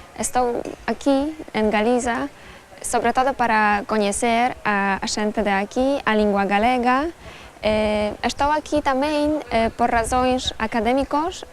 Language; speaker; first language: Portuguese; non-native, fluent; Polish